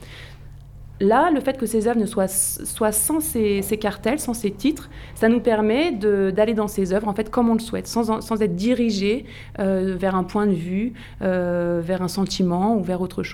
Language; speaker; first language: French; native; French